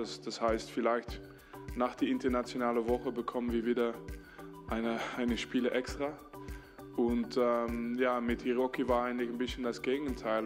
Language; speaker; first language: German; non-native, fluent; French